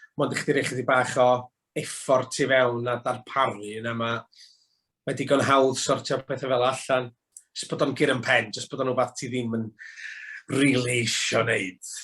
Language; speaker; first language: Welsh; native; Welsh